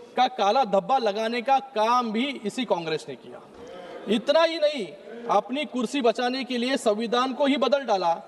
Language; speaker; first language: Hindi; non-native, local second language; Marathi